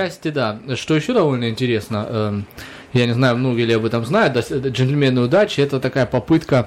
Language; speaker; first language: Russian; native; Russian